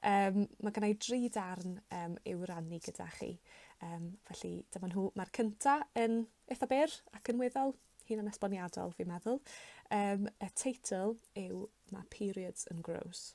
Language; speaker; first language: Welsh; native; Welsh